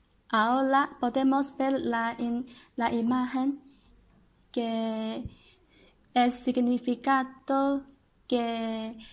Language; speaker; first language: Spanish; non-native, learner; Chinese